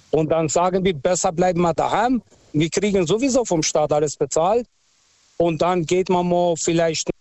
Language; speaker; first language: German; non-native, local second language; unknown